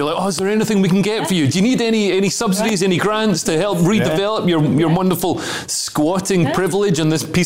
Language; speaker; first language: English; native; English